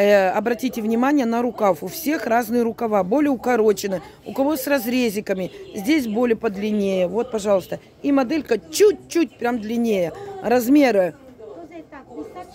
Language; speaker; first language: Russian; native; Russian